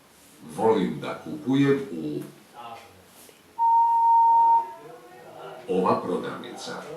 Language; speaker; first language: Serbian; non-native, learner; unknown